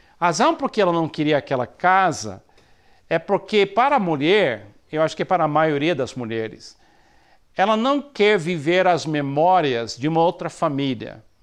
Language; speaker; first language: Portuguese; non-native, fluent; English